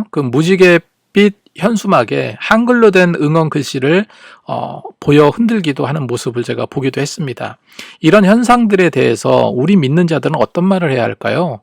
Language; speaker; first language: Korean; native; Korean